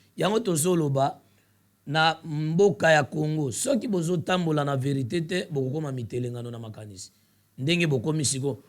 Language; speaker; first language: Lingala; native; Lingala